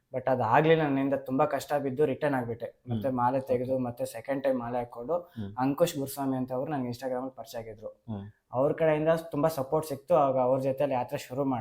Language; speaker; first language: Kannada; native; Kannada